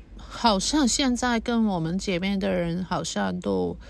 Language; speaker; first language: Chinese; non-native, local second language; Cantonese